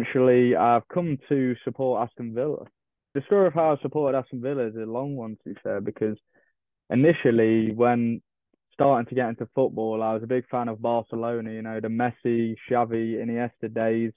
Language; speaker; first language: English; native; English